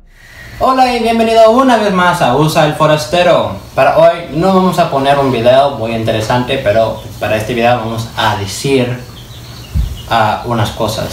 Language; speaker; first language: Spanish; early bilingual, heritage; Spanish